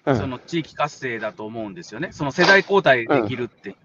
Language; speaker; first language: Japanese; native; Japanese